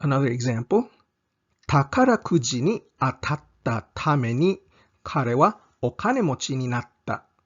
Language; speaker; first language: Japanese; non-native, fluent; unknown